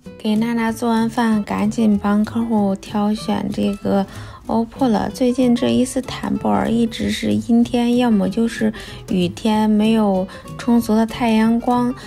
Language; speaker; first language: Chinese; native; Chinese